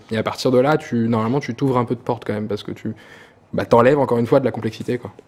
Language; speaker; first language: French; native; French